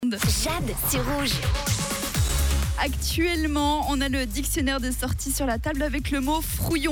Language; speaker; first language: French; native; French